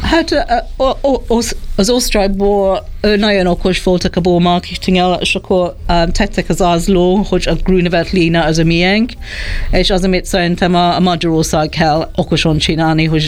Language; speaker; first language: Hungarian; non-native, fluent; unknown